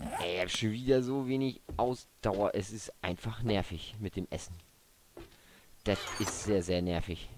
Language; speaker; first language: German; native; German